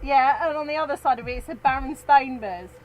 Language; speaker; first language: English; native; English